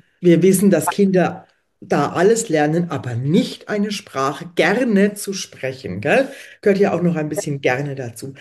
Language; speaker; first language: German; native; German